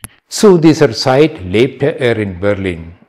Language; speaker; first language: German; non-native, fluent; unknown